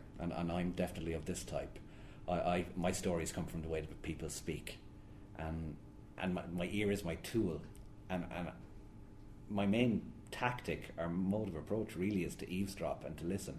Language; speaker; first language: English; native; English